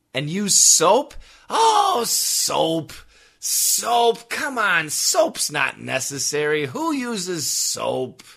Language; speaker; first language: English; native; English